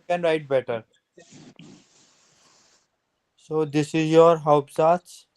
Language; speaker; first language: English; non-native, local second language; Hindi